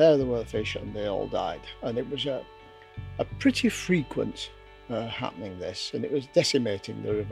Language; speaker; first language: English; native; English